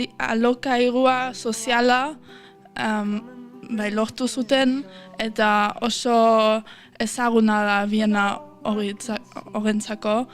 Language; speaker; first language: Basque; non-native, fluent; German